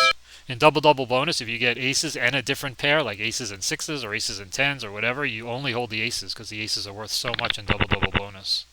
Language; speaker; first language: English; native; English